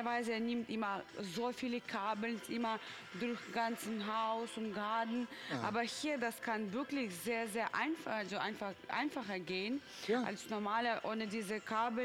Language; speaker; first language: German; non-native, fluent; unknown